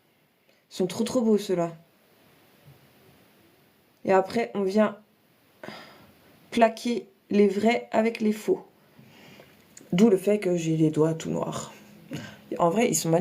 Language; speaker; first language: French; native; French